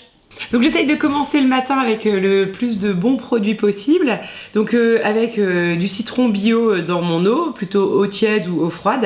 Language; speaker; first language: French; native; French